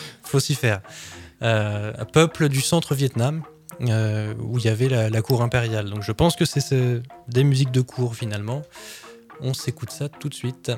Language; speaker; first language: French; native; French